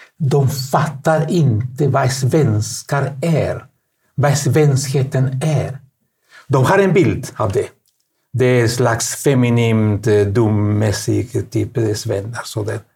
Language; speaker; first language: Swedish; non-native, fluent; Spanish